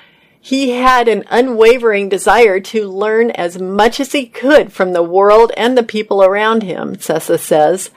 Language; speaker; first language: English; native; English